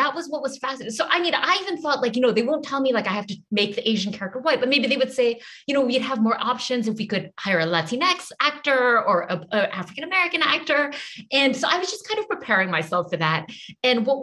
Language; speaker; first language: English; native; English